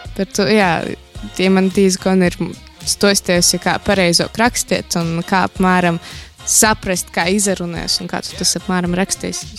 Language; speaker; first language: Latvian; native; Latvian